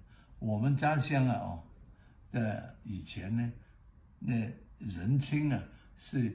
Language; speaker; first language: Chinese; non-native, local second language; Cantonese